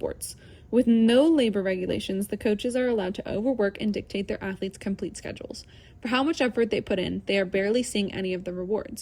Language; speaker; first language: English; native; English